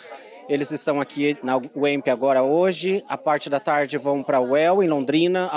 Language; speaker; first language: Portuguese; native; Portuguese